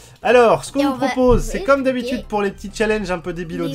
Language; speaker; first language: French; native; French